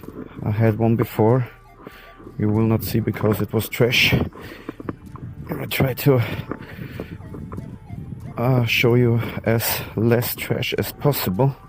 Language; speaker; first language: English; non-native, learner; German